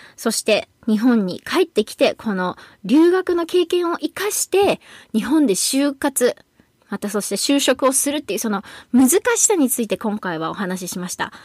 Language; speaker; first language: Japanese; native; Japanese